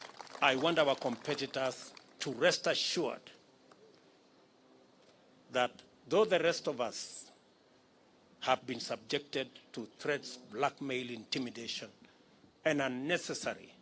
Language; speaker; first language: English; non-native, local second language; Kalenjin